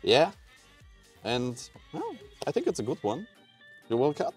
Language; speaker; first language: English; non-native, learner; German